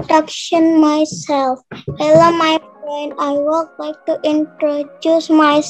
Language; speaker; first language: English; non-native, learner; Indonesian